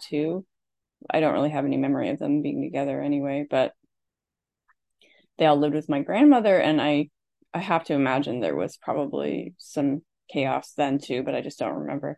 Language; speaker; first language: English; native; English